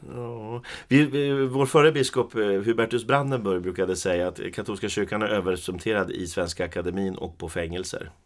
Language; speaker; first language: Swedish; native; Swedish